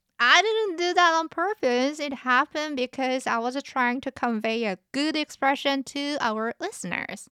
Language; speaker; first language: English; non-native, fluent; Korean